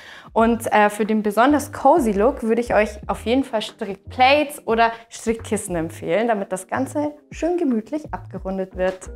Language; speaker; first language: German; native; German